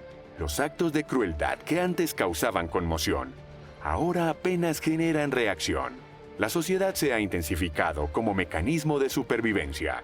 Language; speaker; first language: Spanish; native; Spanish